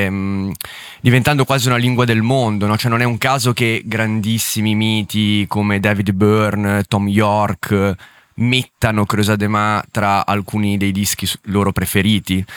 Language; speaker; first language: Italian; native; Italian